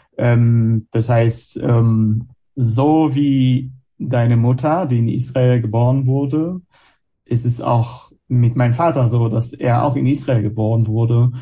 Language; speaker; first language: German; non-native, fluent; Hebrew